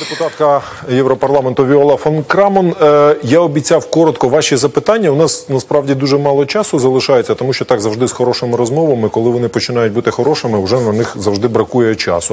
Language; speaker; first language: Ukrainian; native; Ukrainian